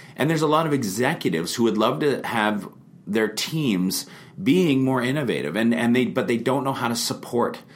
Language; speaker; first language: English; native; English